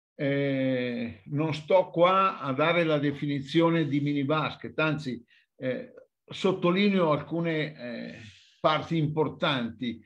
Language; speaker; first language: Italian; native; Italian